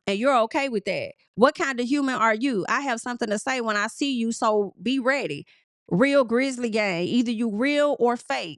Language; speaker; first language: English; native; English